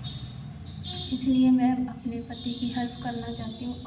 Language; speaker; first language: Hindi; native; Hindi